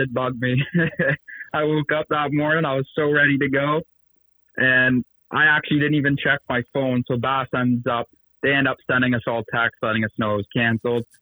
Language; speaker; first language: English; native; English